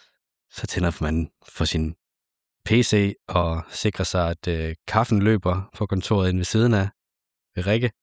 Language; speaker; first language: Danish; native; Danish